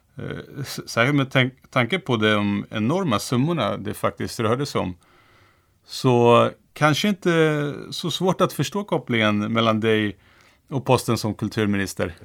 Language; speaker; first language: Swedish; early bilingual, other home language; Turoyo